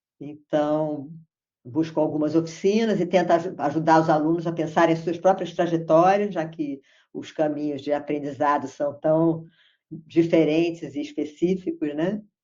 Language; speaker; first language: Portuguese; native; Portuguese